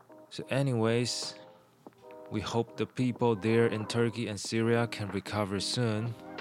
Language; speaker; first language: English; non-native, fluent; Chinese